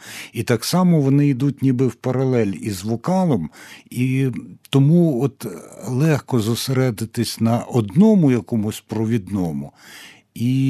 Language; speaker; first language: Ukrainian; native; Ukrainian